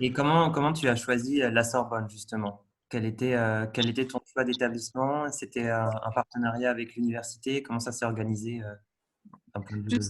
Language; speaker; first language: French; native; French